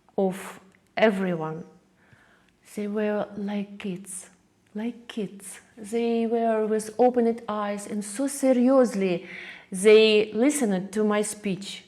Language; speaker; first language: English; non-native, learner; Russian